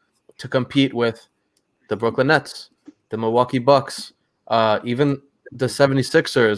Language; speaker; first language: English; native; English